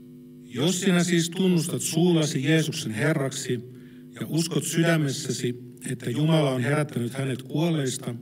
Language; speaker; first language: Finnish; native; Finnish